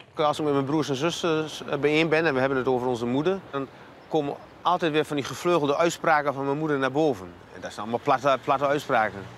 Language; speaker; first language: Dutch; native; Dutch